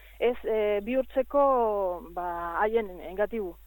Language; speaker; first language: Basque; non-native, learner; Spanish